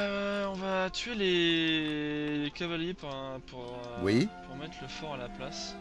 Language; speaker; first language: French; native; French